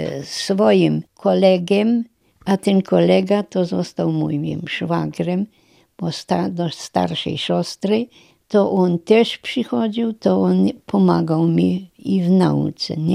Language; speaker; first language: Polish; non-native, local second language; German